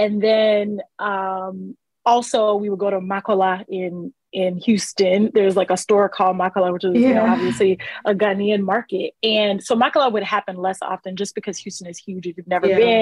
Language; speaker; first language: English; early bilingual, other home language; Akan